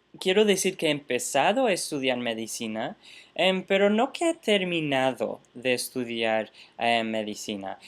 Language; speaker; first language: Spanish; non-native, fluent; English